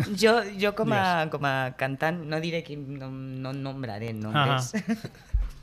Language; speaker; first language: Catalan; non-native, local second language; Spanish